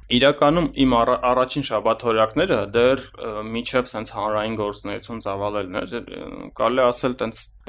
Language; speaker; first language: Armenian; native; Armenian